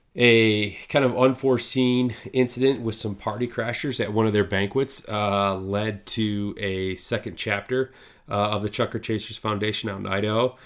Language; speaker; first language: English; native; English